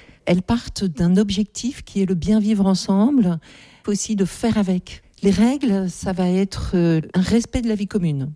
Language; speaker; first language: French; native; French